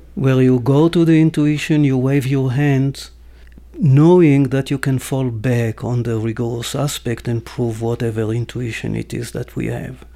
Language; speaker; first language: English; non-native, fluent; Hebrew